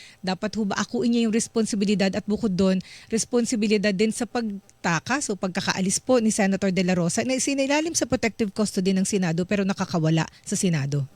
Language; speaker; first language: Filipino; native; Filipino